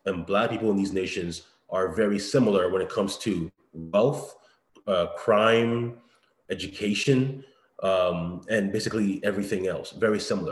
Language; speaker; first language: English; native; English